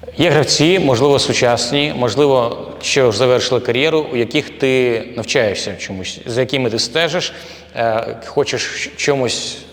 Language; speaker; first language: Ukrainian; native; Ukrainian